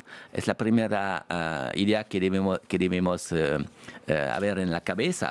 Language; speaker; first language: Spanish; non-native, fluent; French